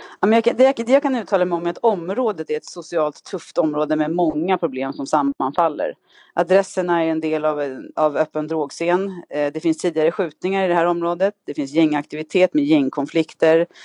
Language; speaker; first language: Swedish; native; Swedish